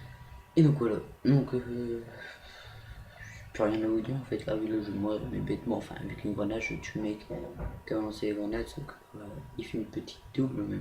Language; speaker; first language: French; native; French